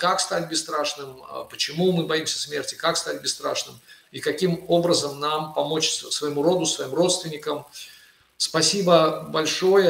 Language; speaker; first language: Russian; native; Russian